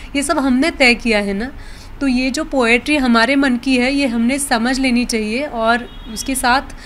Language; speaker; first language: Hindi; non-native, local second language; Marathi